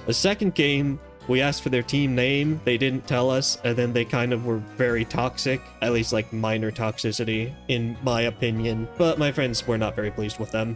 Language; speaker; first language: English; native; English